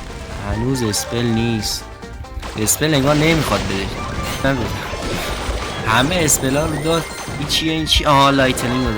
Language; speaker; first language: Persian; native; Persian